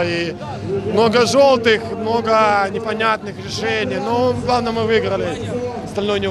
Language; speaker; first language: Russian; native; Russian